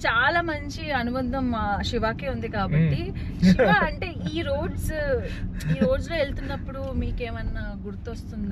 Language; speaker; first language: Telugu; native; Telugu